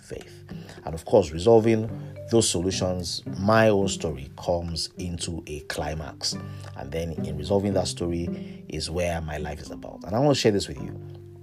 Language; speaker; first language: English; non-native, local second language; Yoruba